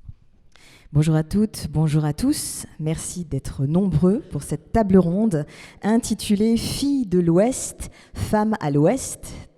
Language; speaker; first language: French; native; French